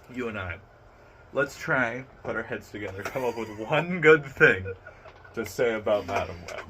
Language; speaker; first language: English; native; English